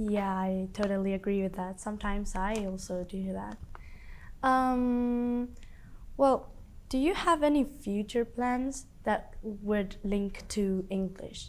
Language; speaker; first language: English; non-native, fluent; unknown